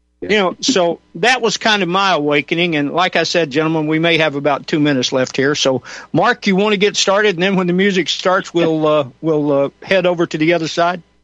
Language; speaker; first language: English; native; English